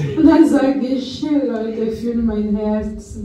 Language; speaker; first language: German; non-native, fluent; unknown